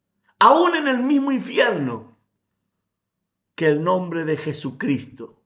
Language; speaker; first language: Spanish; native; Spanish